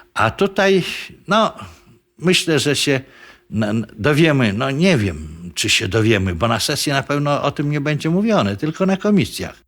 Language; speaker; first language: Polish; native; Polish